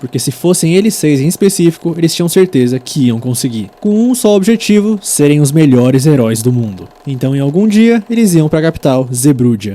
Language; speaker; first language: Portuguese; native; Portuguese